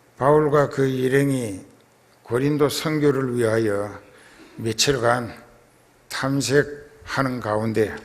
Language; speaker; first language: Korean; native; Korean